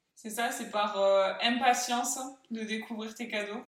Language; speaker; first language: French; native; French